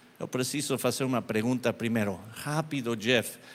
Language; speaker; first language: Portuguese; non-native, learner; Spanish